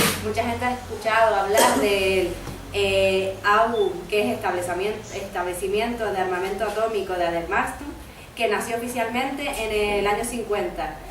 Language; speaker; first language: Spanish; native; Spanish